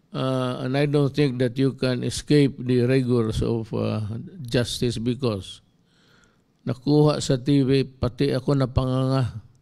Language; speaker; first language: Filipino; non-native, local second language; Cebuano